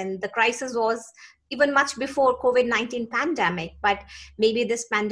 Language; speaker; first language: English; non-native, local second language; Hindi